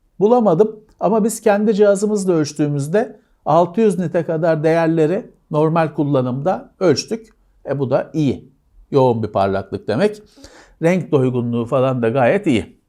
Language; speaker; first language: Turkish; native; Turkish